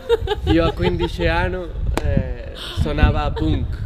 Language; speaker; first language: Italian; non-native, fluent; Spanish